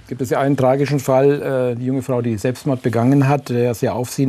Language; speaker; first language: German; native; German